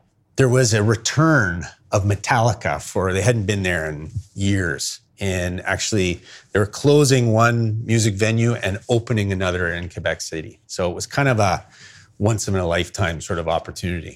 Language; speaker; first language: English; native; English